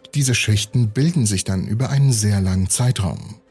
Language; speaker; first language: German; early bilingual, other home language; Russian